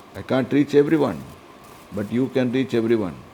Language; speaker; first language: English; non-native, local second language; Tamil